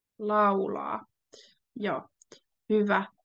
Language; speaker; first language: Finnish; native; Finnish